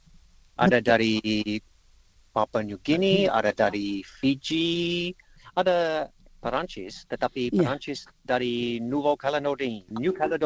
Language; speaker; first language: Indonesian; non-native, learner; English